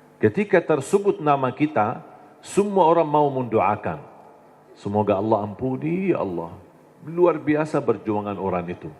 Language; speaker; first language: Indonesian; non-native, fluent; Arabic